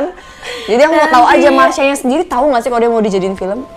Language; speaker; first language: Indonesian; native; Indonesian